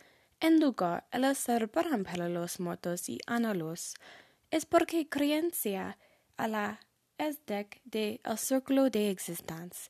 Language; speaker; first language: Spanish; non-native, learner; English